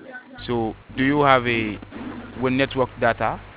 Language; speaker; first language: English; non-native, learner; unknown